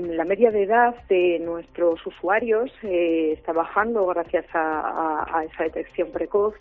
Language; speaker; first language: Spanish; native; Spanish